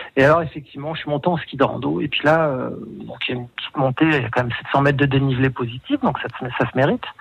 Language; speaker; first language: French; native; French